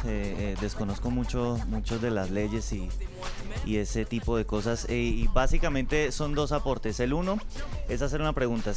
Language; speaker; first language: Spanish; native; Spanish